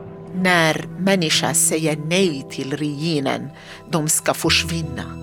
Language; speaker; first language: Swedish; non-native, learner; Arabic